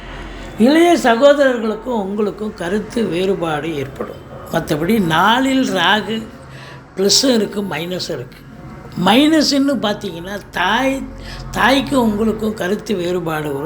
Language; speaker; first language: Tamil; native; Tamil